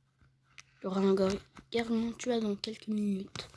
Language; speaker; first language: French; native; French